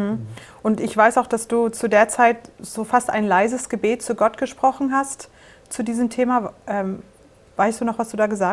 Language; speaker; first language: German; native; German